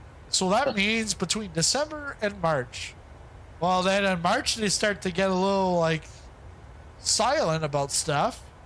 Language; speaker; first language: English; native; English